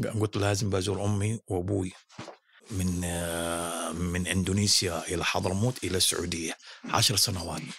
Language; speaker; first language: Arabic; early bilingual, other home language; Indonesian